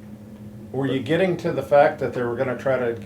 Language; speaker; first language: English; native; English